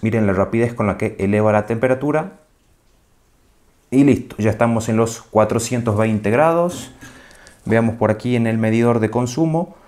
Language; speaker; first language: Spanish; native; Spanish